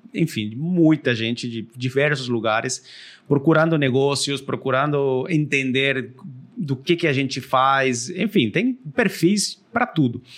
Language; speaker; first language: Portuguese; non-native, fluent; Spanish